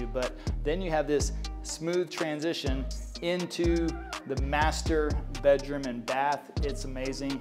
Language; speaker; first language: English; native; English